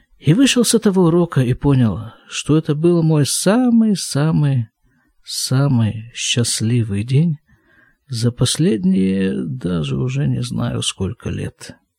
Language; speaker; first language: Russian; native; Russian